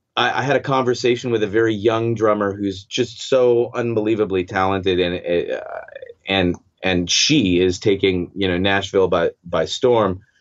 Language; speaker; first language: English; native; English